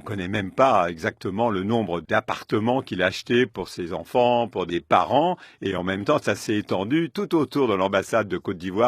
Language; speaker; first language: French; native; French